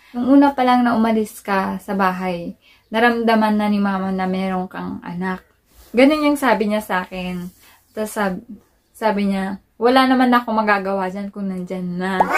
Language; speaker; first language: Filipino; native; Filipino